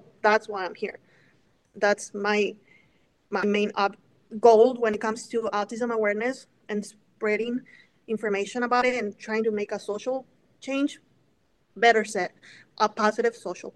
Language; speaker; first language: English; non-native, fluent; Spanish